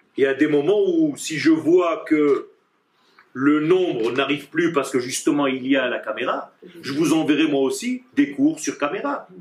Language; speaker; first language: French; non-native, fluent; Hebrew